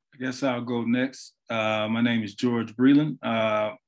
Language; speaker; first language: English; native; English